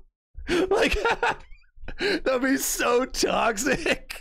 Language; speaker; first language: English; native; English